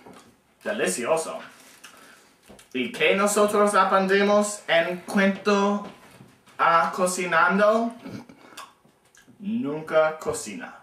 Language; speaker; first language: Spanish; non-native, learner; English